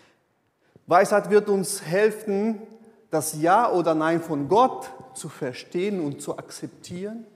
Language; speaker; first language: German; non-native, fluent; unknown